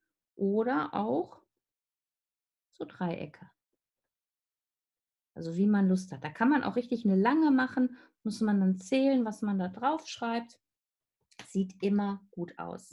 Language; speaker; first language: German; native; German